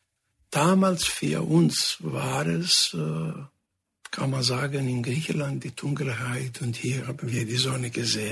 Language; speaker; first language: German; non-native, fluent; Greek